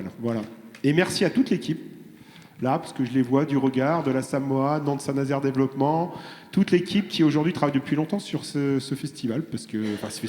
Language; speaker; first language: French; native; French